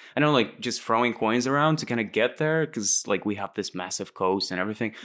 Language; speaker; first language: English; non-native, fluent; Latvian